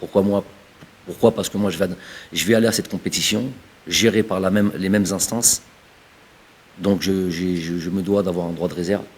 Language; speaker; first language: French; early bilingual, other home language; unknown